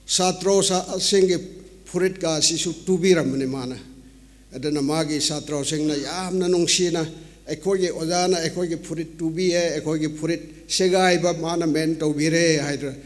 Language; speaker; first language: Manipuri; non-native, local second language; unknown